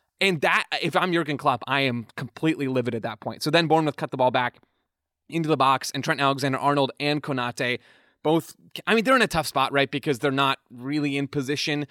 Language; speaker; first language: English; native; English